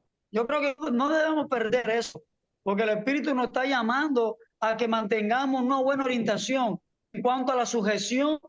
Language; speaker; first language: Spanish; native; Spanish